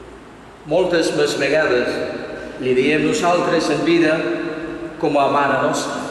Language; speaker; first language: Catalan; non-native, fluent; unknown